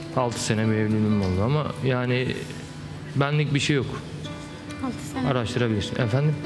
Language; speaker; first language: Turkish; native; Turkish